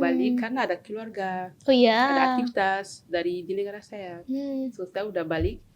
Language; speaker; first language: Indonesian; non-native, learner; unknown